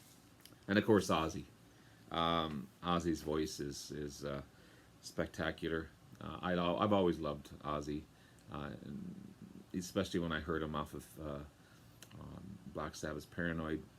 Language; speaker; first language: English; native; English